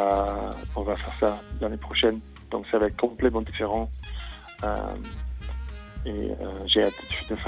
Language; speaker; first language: French; non-native, fluent; English